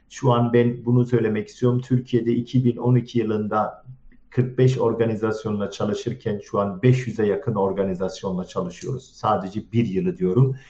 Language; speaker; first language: Turkish; early bilingual, heritage; Turkish